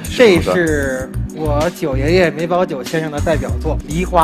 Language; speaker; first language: Chinese; native; Chinese